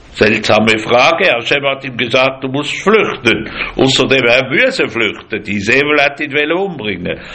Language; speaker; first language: German; native; German